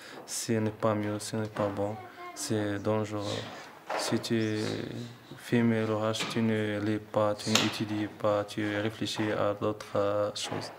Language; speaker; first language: French; non-native, local second language; Arabic